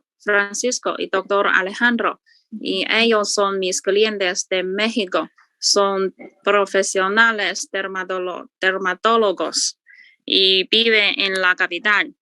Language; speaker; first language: Spanish; non-native, learner; Chinese